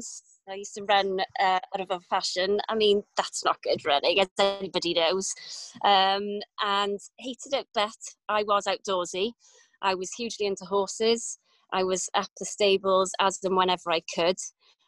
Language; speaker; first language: English; native; English